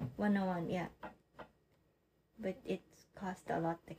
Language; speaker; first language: English; non-native, fluent; Japanese